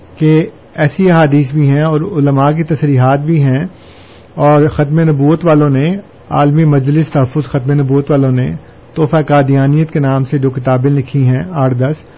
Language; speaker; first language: Urdu; non-native, local second language; Punjabi